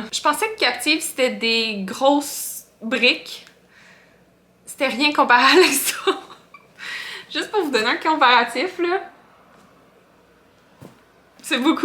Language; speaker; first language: French; native; French